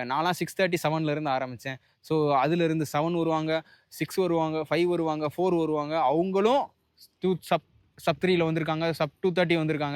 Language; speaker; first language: Tamil; native; Tamil